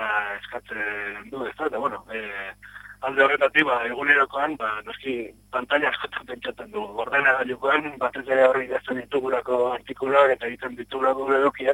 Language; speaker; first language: Basque; native; Basque